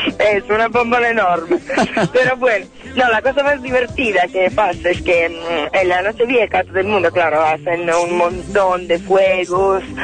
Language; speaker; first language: Spanish; non-native, fluent; Italian